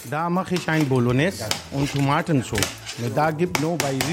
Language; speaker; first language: German; non-native, learner; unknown